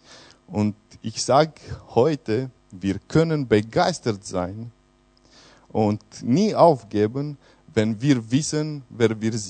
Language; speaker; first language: German; non-native, fluent; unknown